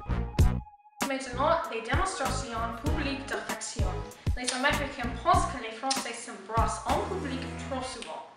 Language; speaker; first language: French; non-native, learner; English